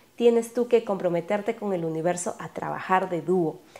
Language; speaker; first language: Spanish; native; Spanish